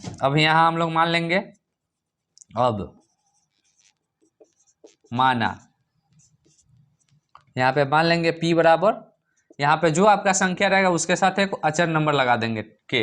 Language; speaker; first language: Hindi; native; Hindi